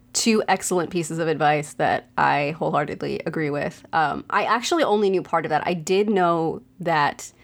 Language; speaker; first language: English; native; English